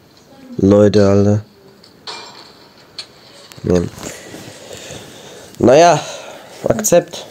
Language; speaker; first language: German; native; German